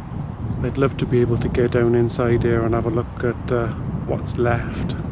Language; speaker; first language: English; native; English